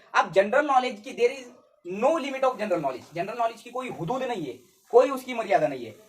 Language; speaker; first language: Hindi; native; Hindi